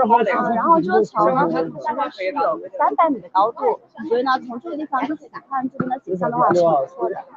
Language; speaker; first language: Chinese; native; Chinese